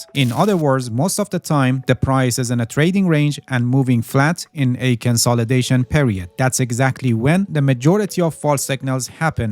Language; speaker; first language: English; non-native, fluent; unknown